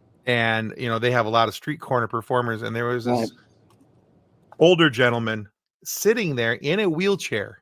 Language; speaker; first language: English; native; English